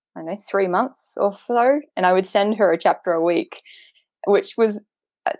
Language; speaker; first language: English; native; English